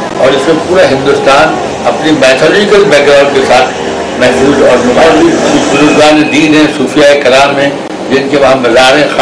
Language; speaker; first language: Urdu; native; Urdu